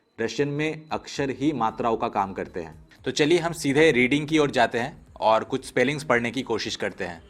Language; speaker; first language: Hindi; native; Hindi